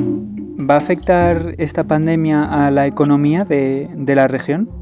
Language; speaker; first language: Spanish; native; Spanish